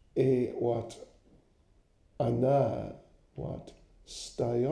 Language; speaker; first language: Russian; non-native, learner; English